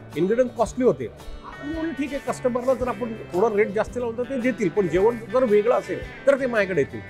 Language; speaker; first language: Marathi; non-native, local second language; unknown